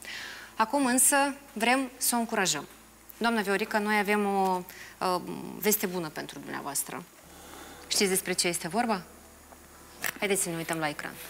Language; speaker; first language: Romanian; native; Romanian